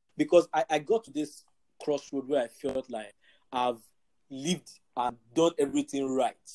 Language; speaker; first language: English; non-native, local second language; Yoruba